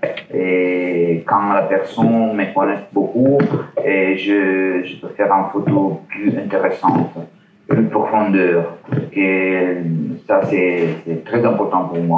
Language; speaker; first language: French; non-native, learner; Italian